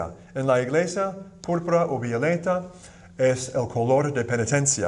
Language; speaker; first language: Spanish; non-native, fluent; English